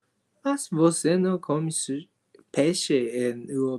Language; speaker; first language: Portuguese; non-native, learner; Japanese